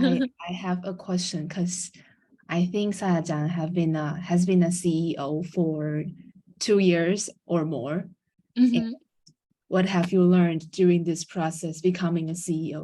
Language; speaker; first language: English; non-native, fluent; Chinese